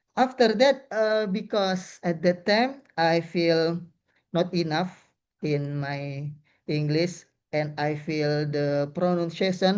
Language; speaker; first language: English; non-native, learner; Indonesian